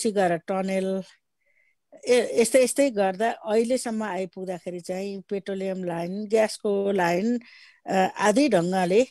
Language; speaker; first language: Nepali; native; Nepali